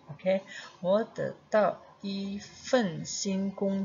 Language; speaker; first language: Chinese; non-native, fluent; Indonesian